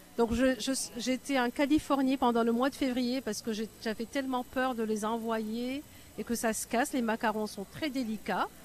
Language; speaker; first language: French; non-native, local second language; Arabic